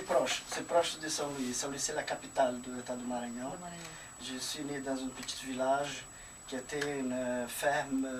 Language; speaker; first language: French; non-native, fluent; Portuguese